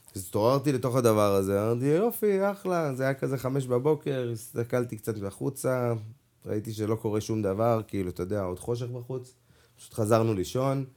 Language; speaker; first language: Hebrew; non-native, local second language; Arabic